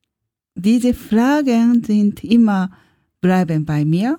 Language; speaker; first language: German; non-native, learner; Japanese